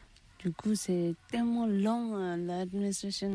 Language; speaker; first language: French; non-native, learner; Tibetan